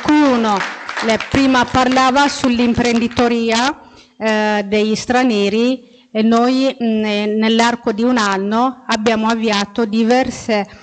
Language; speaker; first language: Italian; non-native, fluent; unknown